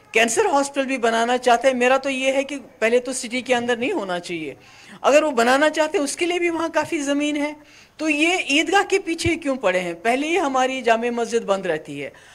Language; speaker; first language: Hindi; non-native, local second language; Kashmiri